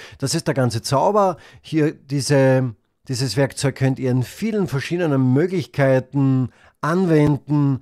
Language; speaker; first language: German; native; German